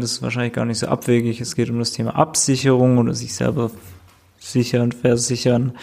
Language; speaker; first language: German; native; German